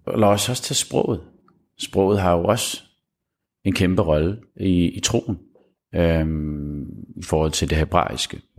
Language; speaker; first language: Danish; early bilingual, other home language; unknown